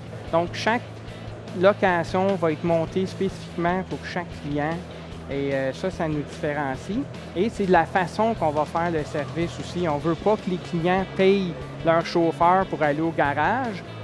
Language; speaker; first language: French; native; French